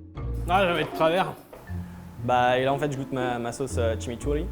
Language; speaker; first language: French; native; French